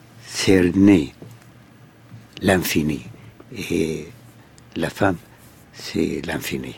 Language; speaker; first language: French; non-native, fluent; Arabic